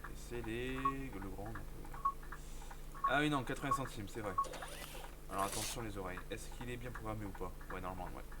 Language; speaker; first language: French; native; French